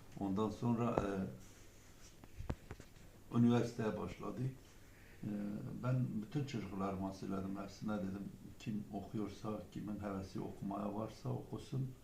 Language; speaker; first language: Turkish; non-native, local second language; Kurdish